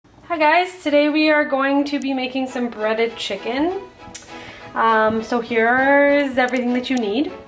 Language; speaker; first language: English; native; English